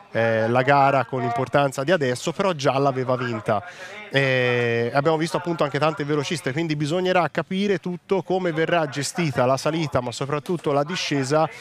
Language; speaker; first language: Italian; native; Italian